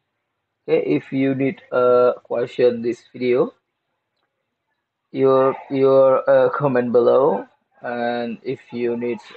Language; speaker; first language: English; non-native, learner; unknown